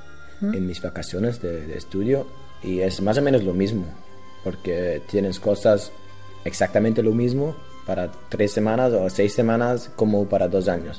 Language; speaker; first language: Spanish; non-native, learner; German